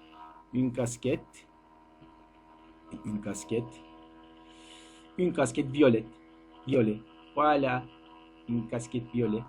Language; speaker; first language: French; non-native, learner; Turkish